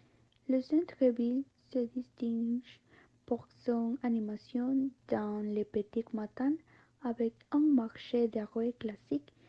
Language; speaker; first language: French; non-native, learner; Spanish